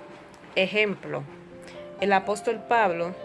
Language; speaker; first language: Spanish; native; Spanish